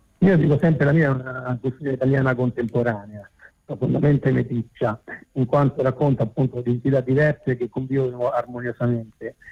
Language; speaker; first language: Italian; native; Italian